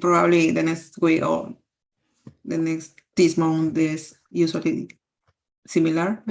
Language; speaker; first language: English; non-native, learner; Spanish